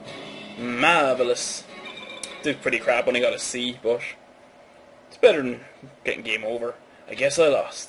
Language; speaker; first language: English; native; English